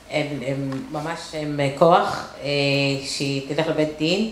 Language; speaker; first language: Hebrew; non-native, local second language; Arabic